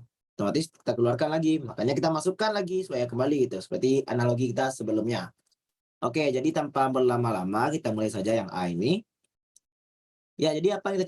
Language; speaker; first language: Indonesian; native; Indonesian